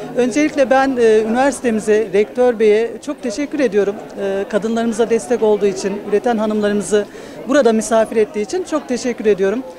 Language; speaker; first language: Turkish; native; Turkish